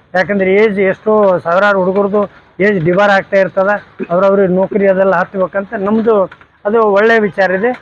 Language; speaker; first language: Kannada; non-native, local second language; Lambadi